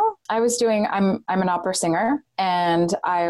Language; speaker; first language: English; native; English